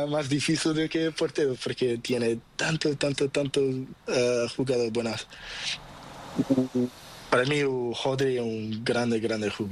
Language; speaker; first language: Spanish; non-native, learner; Portuguese